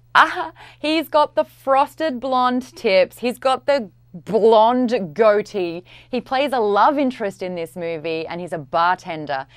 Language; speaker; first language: English; native; English